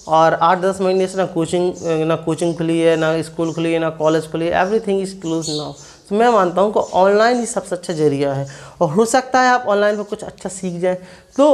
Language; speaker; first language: Hindi; non-native, local second language; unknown